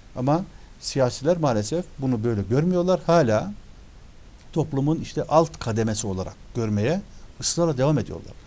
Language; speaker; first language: Turkish; early bilingual, other home language; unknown